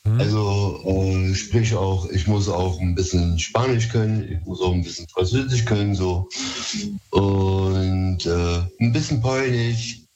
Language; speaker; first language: German; early bilingual, other home language; Turkish